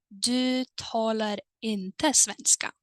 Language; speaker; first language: Swedish; non-native, fluent; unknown